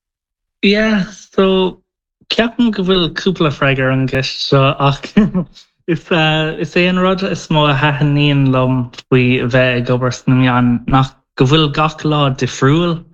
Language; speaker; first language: Irish; non-native, local second language; English